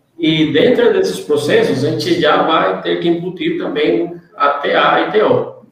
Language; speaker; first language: Portuguese; non-native, fluent; Spanish